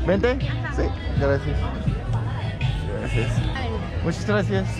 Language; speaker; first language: Spanish; non-native, learner; English